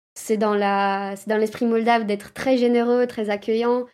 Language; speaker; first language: French; early bilingual, other home language; Romanian